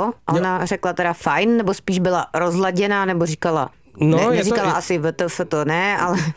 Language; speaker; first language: Czech; native; Czech